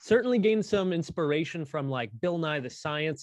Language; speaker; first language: English; native; English